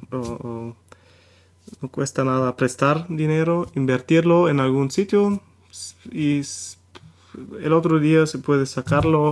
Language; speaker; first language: Spanish; non-native, fluent; German